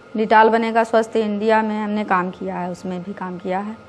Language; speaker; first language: Hindi; native; Hindi